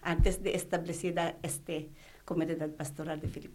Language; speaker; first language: Spanish; non-native, learner; Filipino